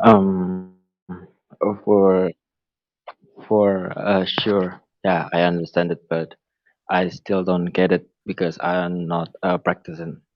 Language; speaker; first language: English; non-native, learner; Indonesian